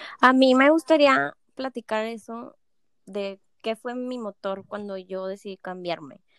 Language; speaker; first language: Spanish; native; Spanish